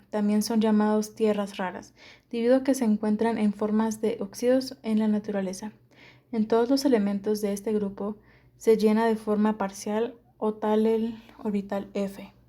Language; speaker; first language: Spanish; native; Spanish